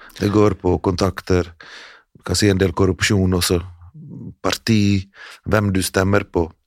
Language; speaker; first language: Norwegian; early bilingual, other home language; Bosnian